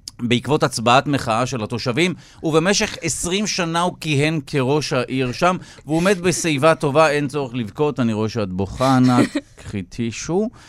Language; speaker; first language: Hebrew; native; Hebrew